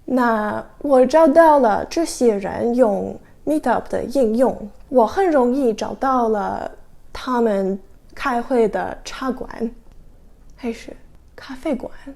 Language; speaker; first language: Chinese; non-native, learner; Russian